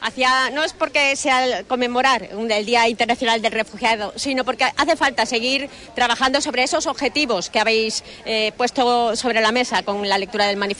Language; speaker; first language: Spanish; native; Spanish